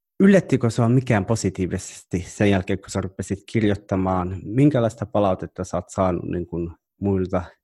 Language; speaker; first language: Finnish; early bilingual, other home language; Somali